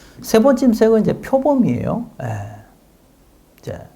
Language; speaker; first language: Korean; native; Korean